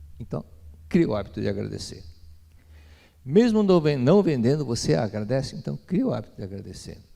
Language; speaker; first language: Portuguese; native; Portuguese